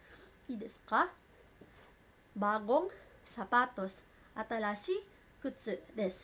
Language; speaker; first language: Japanese; non-native, fluent; Filipino